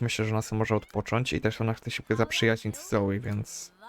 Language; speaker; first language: Polish; native; Polish